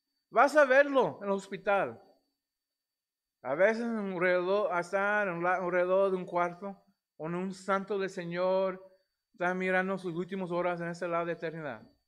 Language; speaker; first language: Spanish; non-native, fluent; English